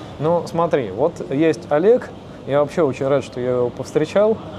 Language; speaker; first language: Russian; native; Russian